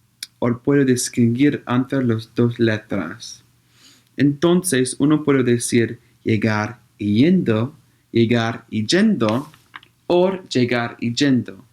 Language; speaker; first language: Spanish; non-native, learner; English